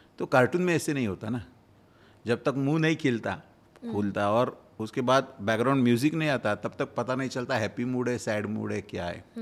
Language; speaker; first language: Hindi; non-native, local second language; Marathi